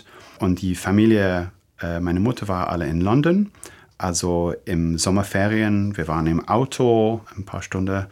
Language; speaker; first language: German; non-native, fluent; English